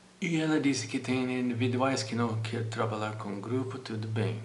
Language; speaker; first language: Portuguese; non-native, fluent; English